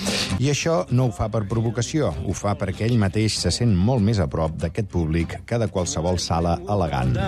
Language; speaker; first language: Catalan; native; Catalan